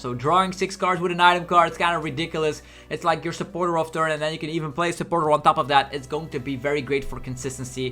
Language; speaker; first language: English; non-native, fluent; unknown